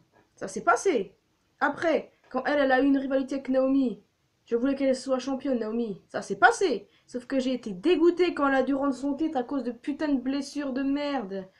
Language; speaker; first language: French; native; French